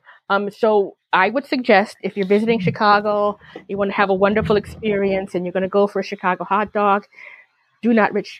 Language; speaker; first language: English; native; English